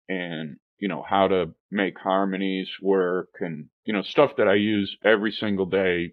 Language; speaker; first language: English; native; English